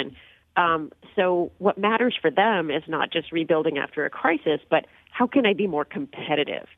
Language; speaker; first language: English; native; English